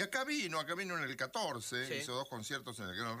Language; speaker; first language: Spanish; native; Spanish